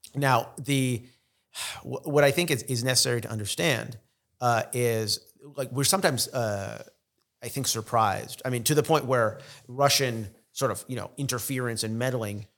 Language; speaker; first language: English; non-native, fluent; Russian